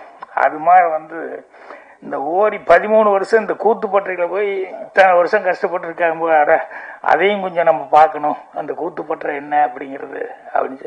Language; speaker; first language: Tamil; native; Tamil